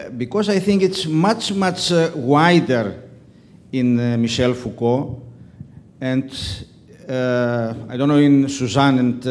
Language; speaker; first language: English; non-native, fluent; Greek